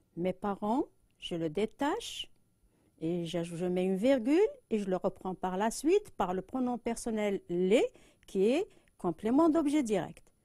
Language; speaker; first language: French; non-native, local second language; Arabic